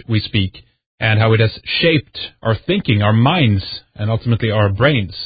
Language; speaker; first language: English; non-native, fluent; Swedish